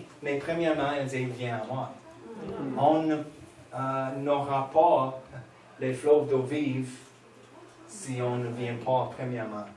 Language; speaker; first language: French; non-native, fluent; English